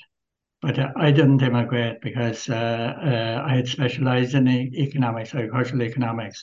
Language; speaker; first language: English; native; English